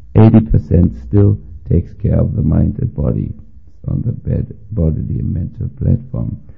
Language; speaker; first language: English; non-native, fluent; German